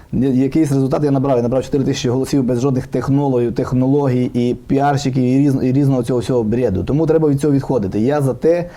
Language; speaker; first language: Ukrainian; native; Ukrainian